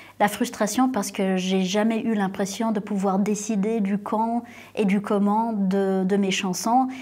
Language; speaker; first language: French; non-native, local second language; English